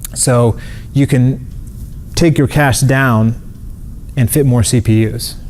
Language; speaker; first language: English; native; English